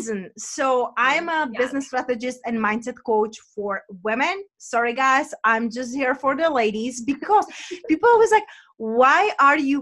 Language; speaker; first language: English; non-native, fluent; Czech